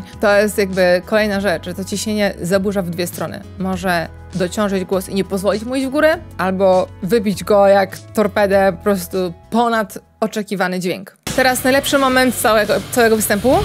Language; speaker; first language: Polish; native; Polish